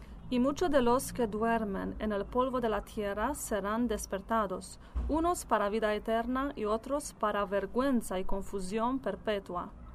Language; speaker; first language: Spanish; non-native, learner; Italian